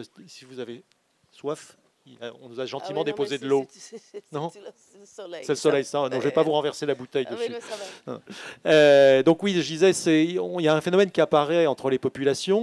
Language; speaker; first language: French; native; French